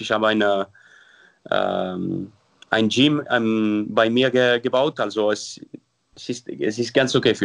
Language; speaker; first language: German; non-native, local second language; French